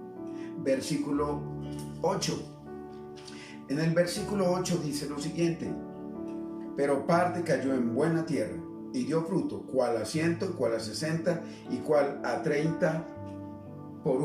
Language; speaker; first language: Spanish; native; Spanish